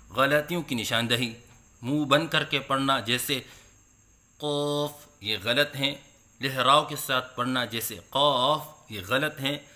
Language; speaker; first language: Urdu; native; Urdu